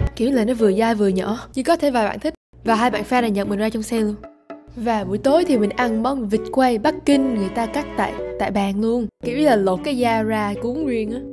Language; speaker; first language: Vietnamese; early bilingual, heritage; Vietnamese